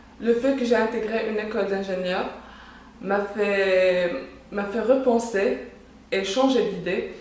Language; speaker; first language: French; non-native, local second language; Arabic